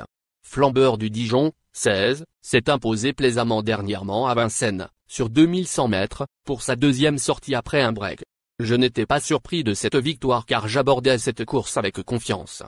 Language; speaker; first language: French; native; French